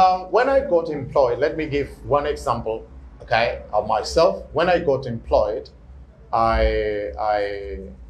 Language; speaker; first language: English; non-native, fluent; Portuguese